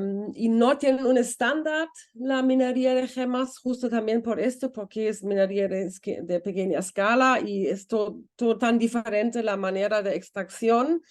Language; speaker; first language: Spanish; non-native, fluent; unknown